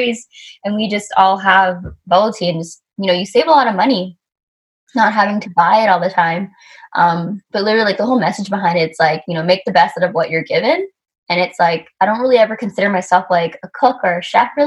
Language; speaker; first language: English; native; English